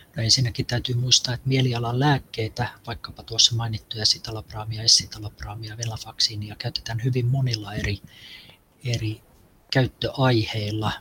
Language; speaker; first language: Finnish; native; Finnish